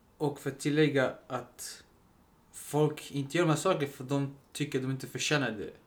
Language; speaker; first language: Swedish; early bilingual, other home language; Spanish